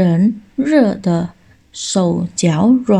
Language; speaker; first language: Chinese; non-native, fluent; Khmer